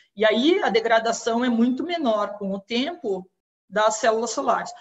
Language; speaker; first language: Portuguese; native; Portuguese